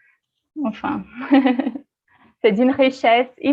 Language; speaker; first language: French; non-native, fluent; Portuguese